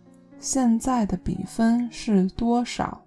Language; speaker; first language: Chinese; non-native, learner; English